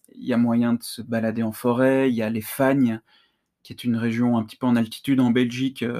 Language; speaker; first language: French; native; French